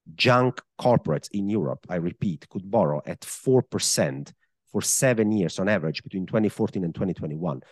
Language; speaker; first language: English; non-native, fluent; Italian